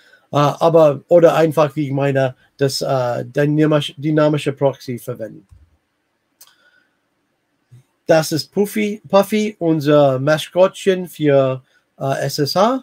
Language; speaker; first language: German; non-native, fluent; English